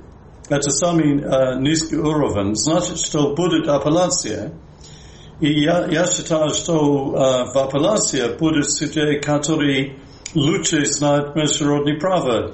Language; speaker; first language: Russian; non-native, fluent; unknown